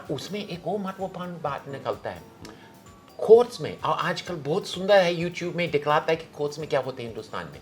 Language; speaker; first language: Hindi; non-native, fluent; English